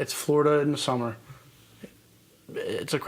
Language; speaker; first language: English; native; English